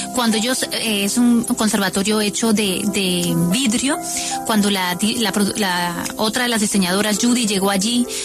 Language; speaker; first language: Spanish; native; Spanish